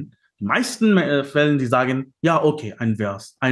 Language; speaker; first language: German; non-native, learner; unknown